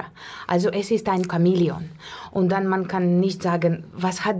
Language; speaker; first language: German; non-native, learner; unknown